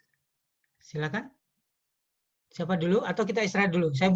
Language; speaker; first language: Indonesian; native; Indonesian